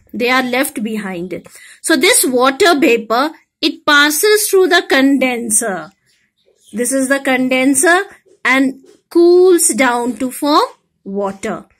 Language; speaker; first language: English; non-native, local second language; Hindi